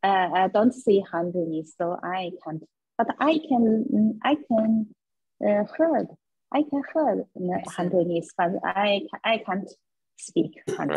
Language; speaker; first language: English; non-native, learner; Chinese